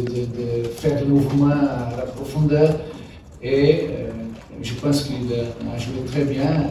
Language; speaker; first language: French; non-native, learner; Portuguese